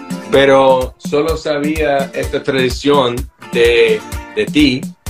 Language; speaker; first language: Spanish; non-native, learner; English